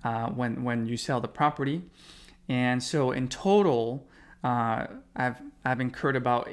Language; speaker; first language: English; native; English